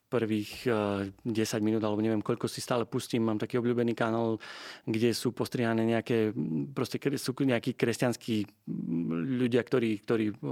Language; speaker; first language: Slovak; native; Slovak